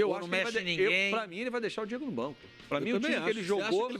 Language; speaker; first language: Portuguese; native; Portuguese